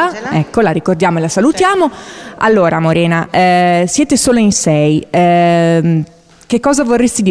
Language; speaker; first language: Italian; native; Italian